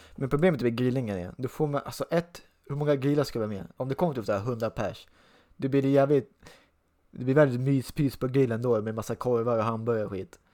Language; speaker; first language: Swedish; native; Swedish